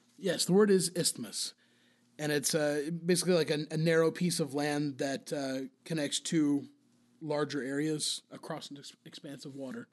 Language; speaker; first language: English; native; English